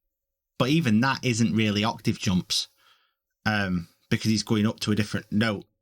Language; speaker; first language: English; native; English